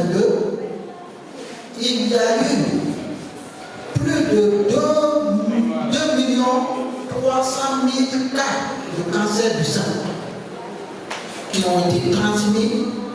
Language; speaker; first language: French; non-native, local second language; Wolof